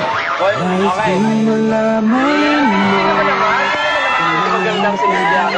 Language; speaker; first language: Filipino; native; Filipino